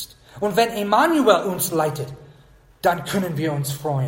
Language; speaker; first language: German; non-native, fluent; English